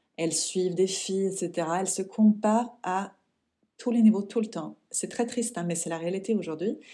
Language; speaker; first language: French; non-native, fluent; Swedish